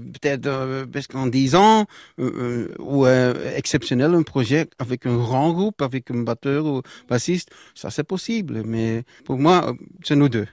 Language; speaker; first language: French; non-native, local second language; Dutch